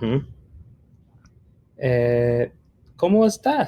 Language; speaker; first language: Spanish; non-native, fluent; English